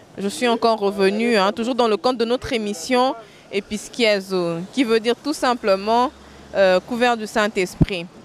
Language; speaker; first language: French; non-native, local second language; Lingala